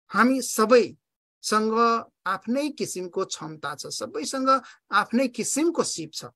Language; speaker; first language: Nepali; non-native, local second language; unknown